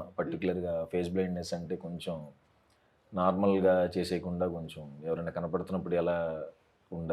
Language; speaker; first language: Telugu; native; Telugu